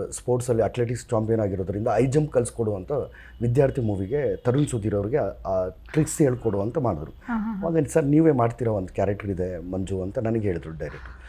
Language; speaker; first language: Kannada; native; Kannada